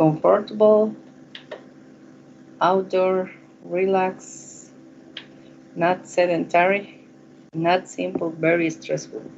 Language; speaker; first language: English; non-native, learner; Spanish